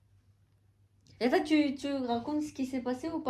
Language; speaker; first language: French; non-native, fluent; Tibetan